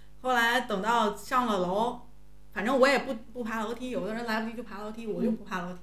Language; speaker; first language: Chinese; native; Chinese